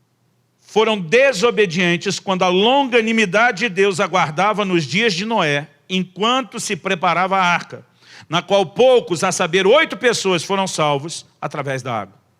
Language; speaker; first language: Portuguese; native; Portuguese